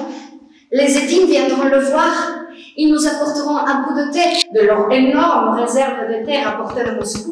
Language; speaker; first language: French; non-native, fluent; Spanish